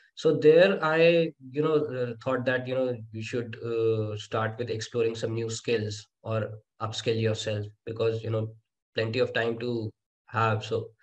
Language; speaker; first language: English; non-native, local second language; Hindi